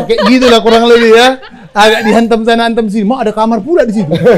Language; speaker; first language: Indonesian; native; Indonesian